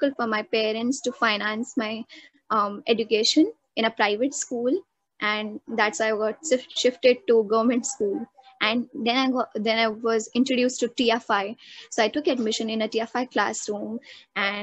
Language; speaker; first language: English; non-native, local second language; Hindi